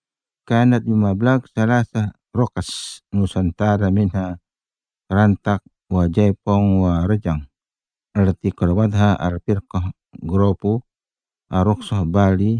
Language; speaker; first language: Arabic; non-native, fluent; Indonesian